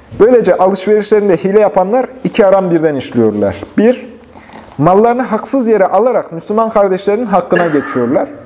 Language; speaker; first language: Turkish; native; Turkish